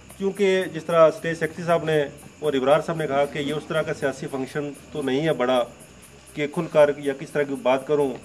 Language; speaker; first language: Urdu; non-native, local second language; Pahari-Potwari